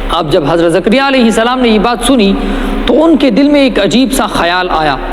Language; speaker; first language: Urdu; non-native, local second language; Pashto